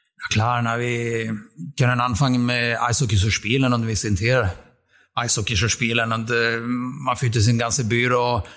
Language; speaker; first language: German; non-native, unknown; Swedish